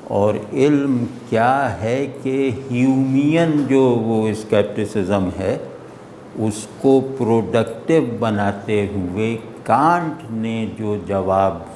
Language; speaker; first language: Urdu; native; Urdu